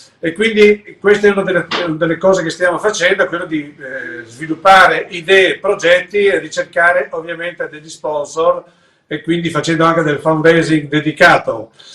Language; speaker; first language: Italian; native; Italian